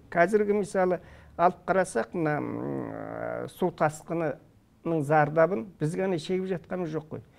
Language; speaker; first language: Kazakh; early bilingual, heritage; Kazakh